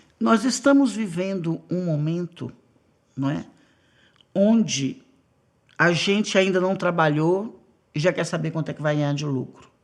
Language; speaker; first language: Portuguese; native; Portuguese